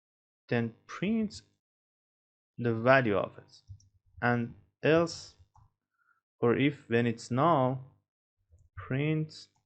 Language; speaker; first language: English; non-native, fluent; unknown